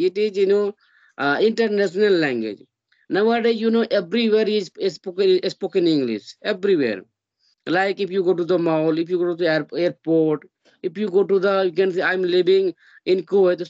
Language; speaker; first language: English; non-native, learner; Hindi